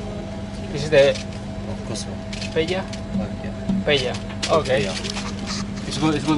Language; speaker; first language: English; non-native, learner; Spanish